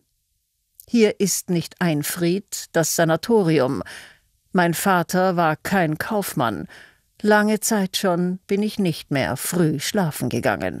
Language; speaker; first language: German; native; German